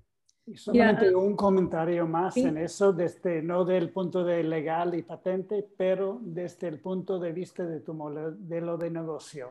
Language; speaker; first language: Spanish; non-native, fluent; English